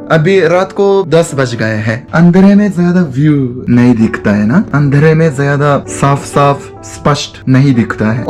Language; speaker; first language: Hindi; non-native, fluent; Japanese